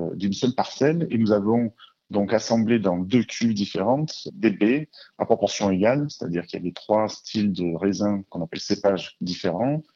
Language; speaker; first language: French; native; French